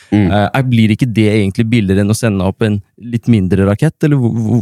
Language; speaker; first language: Norwegian; native; Norwegian